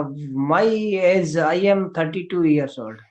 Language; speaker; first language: English; non-native, learner; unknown